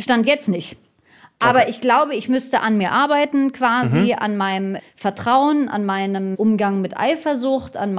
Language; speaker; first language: German; native; German